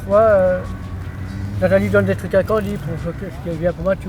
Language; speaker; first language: French; native; French